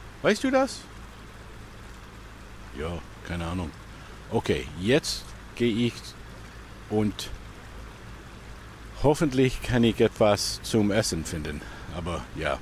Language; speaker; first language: German; non-native, learner; English